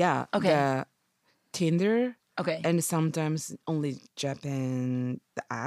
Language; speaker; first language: English; non-native, learner; Japanese